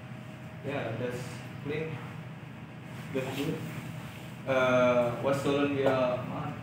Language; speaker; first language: German; non-native, learner; Indonesian